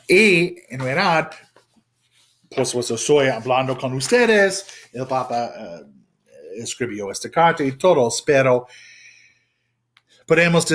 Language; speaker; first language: Spanish; non-native, fluent; English